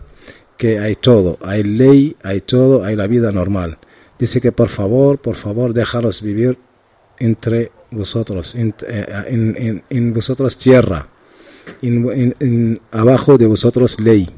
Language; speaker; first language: Spanish; non-native, learner; Arabic